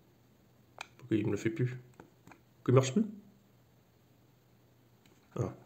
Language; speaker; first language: French; native; French